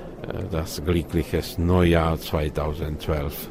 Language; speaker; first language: German; non-native, fluent; Czech